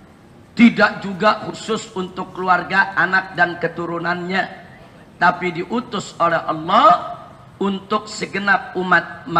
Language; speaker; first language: Indonesian; native; Indonesian